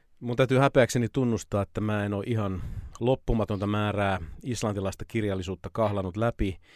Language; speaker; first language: Finnish; native; Finnish